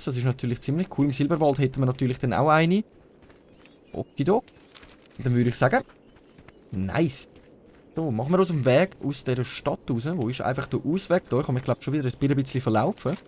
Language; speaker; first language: German; native; German